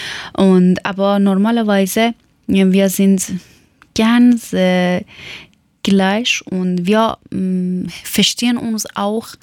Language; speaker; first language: German; non-native, learner; Persian